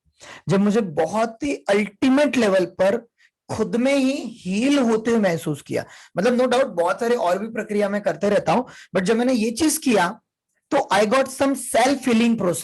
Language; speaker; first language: Hindi; native; Hindi